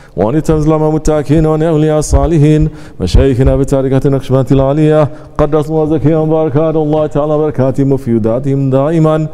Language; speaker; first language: Arabic; non-native, fluent; Turkish